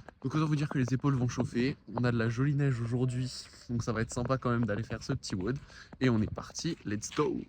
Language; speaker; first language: French; native; French